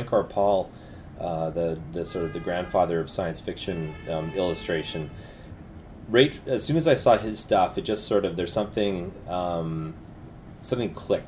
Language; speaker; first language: English; native; English